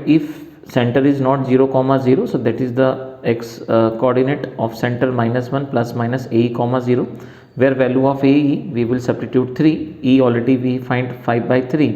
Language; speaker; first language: English; non-native, local second language; Hindi